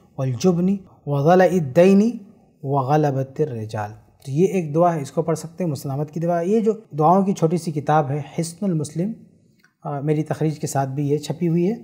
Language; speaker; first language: Hindi; native; Hindi